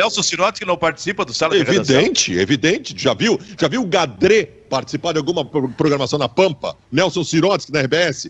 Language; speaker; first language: Portuguese; native; Portuguese